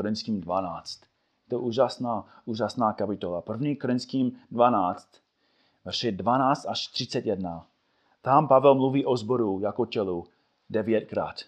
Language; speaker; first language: Czech; non-native, fluent; English